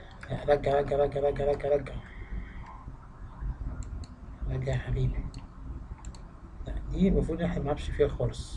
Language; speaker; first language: Arabic; native; Arabic